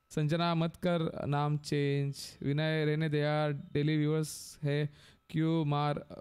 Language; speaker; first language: Hindi; non-native, local second language; Marathi